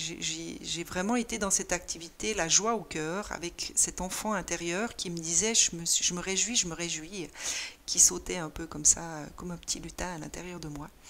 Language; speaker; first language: French; native; French